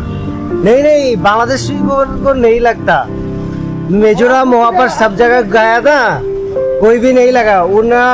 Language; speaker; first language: Hindi; non-native, learner; Bangla